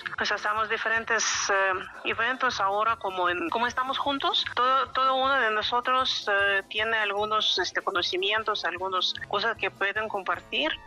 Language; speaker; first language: Spanish; non-native, fluent; Ukrainian